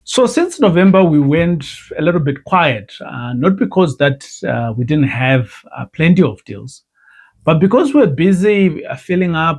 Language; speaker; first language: English; non-native, local second language; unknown